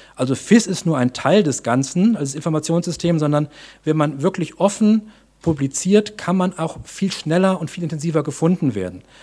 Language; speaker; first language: German; native; German